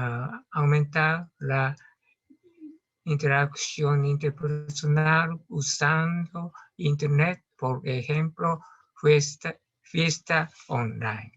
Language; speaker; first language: Spanish; non-native, learner; Japanese